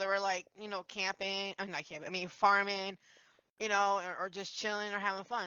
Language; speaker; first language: English; native; English